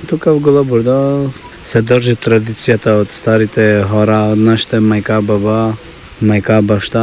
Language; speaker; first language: Bulgarian; early bilingual, heritage; Bulgarian